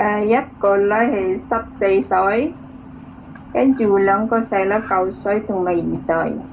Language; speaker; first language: Cantonese; non-native, learner; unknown